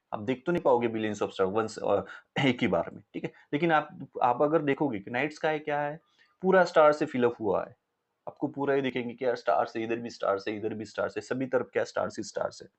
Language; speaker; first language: Hindi; non-native, local second language; Marathi